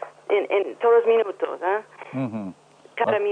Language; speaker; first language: Spanish; non-native, learner; English